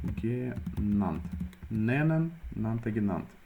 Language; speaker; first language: German; non-native, fluent; Ukrainian